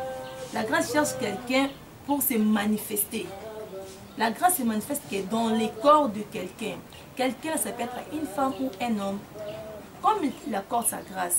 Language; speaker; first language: French; non-native, local second language; Lingala